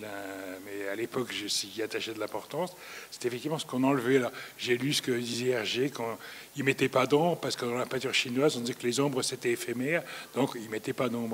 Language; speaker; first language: French; native; French